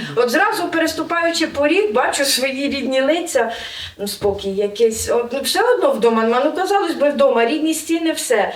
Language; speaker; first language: Ukrainian; native; Ukrainian